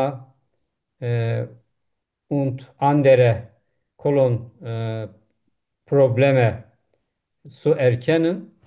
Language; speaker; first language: German; non-native, learner; Turkish